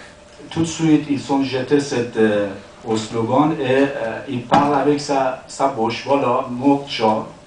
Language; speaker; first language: French; non-native, learner; Persian